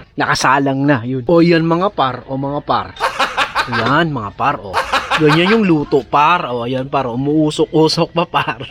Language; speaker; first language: Filipino; non-native, local second language; Masbatenyo